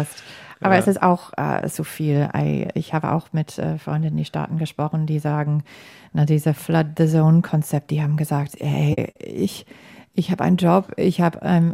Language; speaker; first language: German; non-native, fluent; English